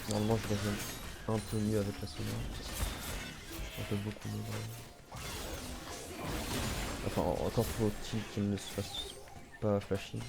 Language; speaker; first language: French; native; French